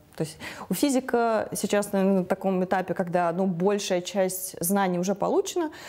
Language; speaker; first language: Russian; native; Russian